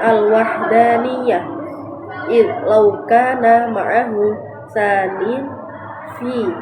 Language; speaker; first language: Arabic; non-native, learner; Indonesian